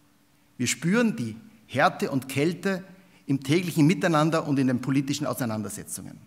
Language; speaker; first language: German; native; German